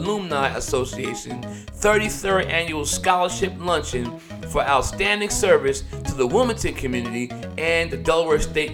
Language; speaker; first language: English; native; English